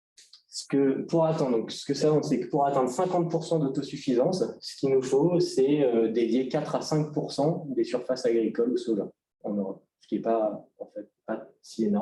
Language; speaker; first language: French; native; French